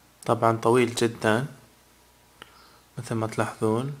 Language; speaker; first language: Arabic; native; Arabic